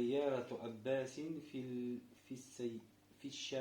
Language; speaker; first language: Arabic; non-native, learner; Russian